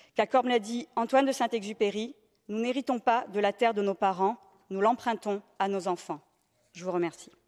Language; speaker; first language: French; native; French